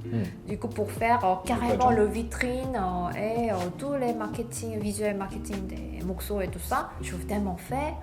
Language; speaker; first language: French; non-native, learner; Korean